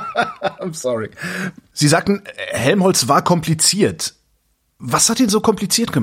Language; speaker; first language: German; native; German